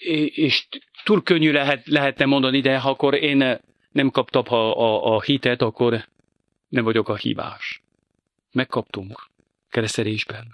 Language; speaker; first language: Hungarian; non-native, fluent; French